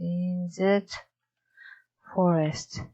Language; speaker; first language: English; non-native, learner; Japanese